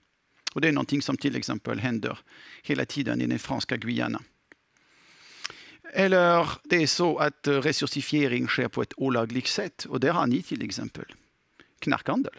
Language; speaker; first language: Swedish; non-native, fluent; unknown